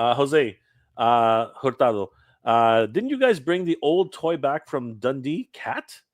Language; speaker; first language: English; native; English